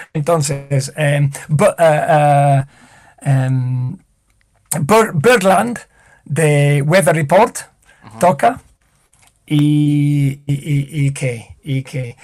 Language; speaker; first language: Spanish; non-native, fluent; English